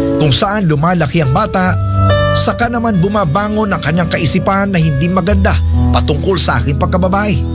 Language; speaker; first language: Filipino; non-native, local second language; Cebuano